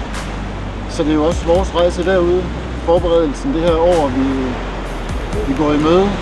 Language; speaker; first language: Danish; native; Danish